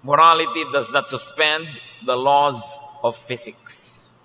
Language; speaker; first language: English; non-native, local second language; Filipino